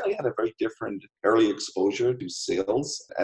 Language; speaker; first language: English; native; English